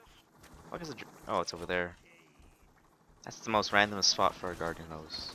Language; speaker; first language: English; non-native, fluent; Swedish